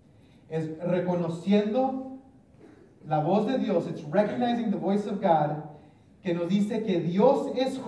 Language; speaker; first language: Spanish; early bilingual, heritage; English